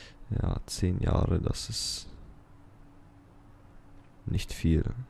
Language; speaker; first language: German; native; German